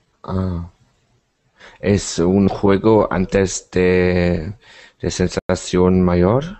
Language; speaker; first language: Spanish; non-native, learner; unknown